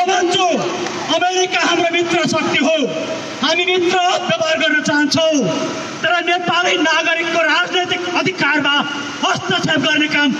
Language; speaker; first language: Nepali; native; Nepali